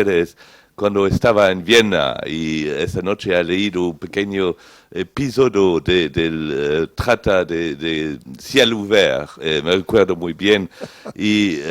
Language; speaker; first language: Spanish; non-native, learner; Luxembourgish